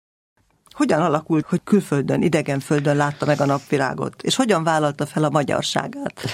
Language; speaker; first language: Hungarian; native; Hungarian